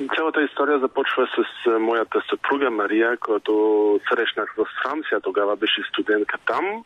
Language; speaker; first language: Bulgarian; non-native, fluent; French